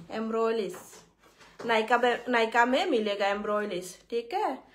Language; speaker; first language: Hindi; non-native, local second language; Bangla